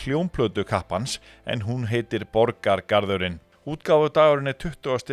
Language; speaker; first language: Icelandic; native; Icelandic